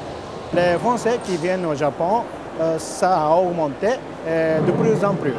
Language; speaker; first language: French; non-native, learner; Japanese